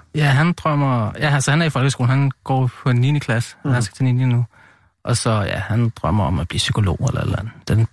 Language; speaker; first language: Danish; early bilingual, other home language; Arabic